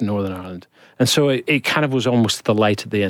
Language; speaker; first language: English; native; English